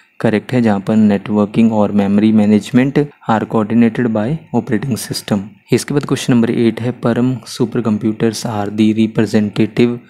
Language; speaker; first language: Hindi; native; Hindi